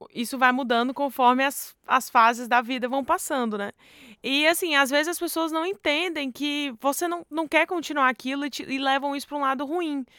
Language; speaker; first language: Portuguese; native; Portuguese